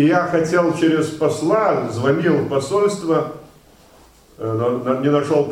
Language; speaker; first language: Russian; non-native, fluent; Lithuanian